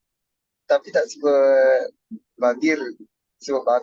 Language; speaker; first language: Malay; native; Malay